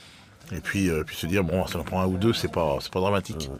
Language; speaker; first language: French; native; French